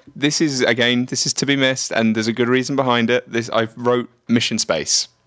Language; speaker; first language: English; native; English